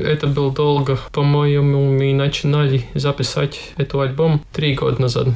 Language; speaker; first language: Russian; non-native, local second language; Latvian